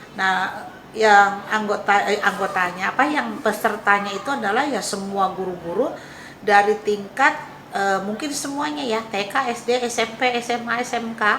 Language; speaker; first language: Indonesian; native; Indonesian